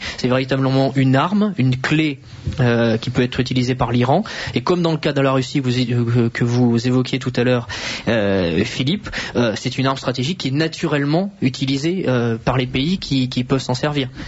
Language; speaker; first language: French; native; French